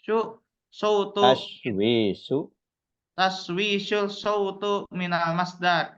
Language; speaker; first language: Arabic; non-native, learner; Indonesian